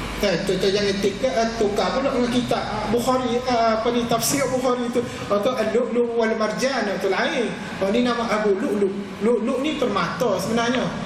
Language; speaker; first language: Malay; native; Malay